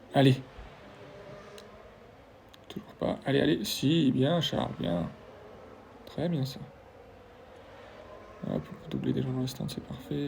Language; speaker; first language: French; native; French